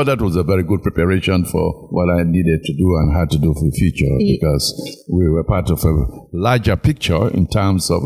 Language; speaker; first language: English; non-native, local second language; Krio